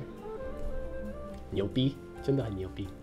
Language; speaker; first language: Chinese; non-native, fluent; English